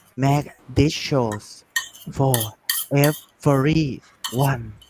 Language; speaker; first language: English; non-native, learner; Thai